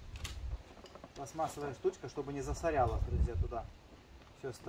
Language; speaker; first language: Russian; native; Russian